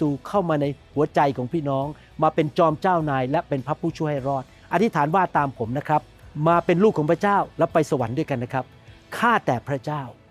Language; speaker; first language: Thai; native; Thai